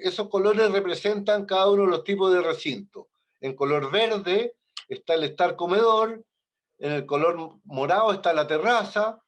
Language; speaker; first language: Spanish; native; Spanish